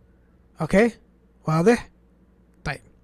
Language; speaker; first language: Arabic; non-native, fluent; English